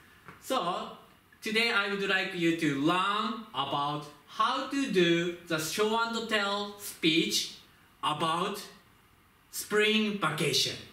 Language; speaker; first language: English; non-native, fluent; Japanese